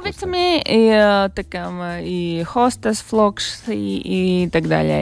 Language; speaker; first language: Russian; non-native, local second language; Latvian